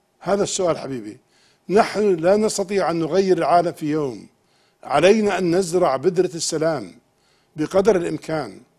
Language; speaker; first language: Arabic; native; Arabic